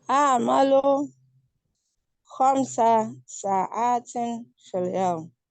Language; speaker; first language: Arabic; non-native, learner; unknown